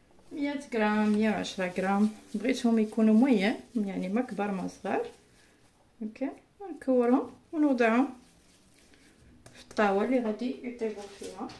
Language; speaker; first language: Arabic; native; Arabic